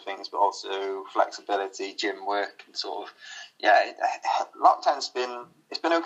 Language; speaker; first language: English; native; English